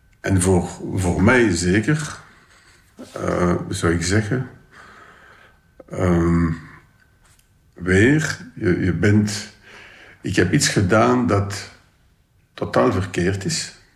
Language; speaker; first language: Dutch; non-native, local second language; French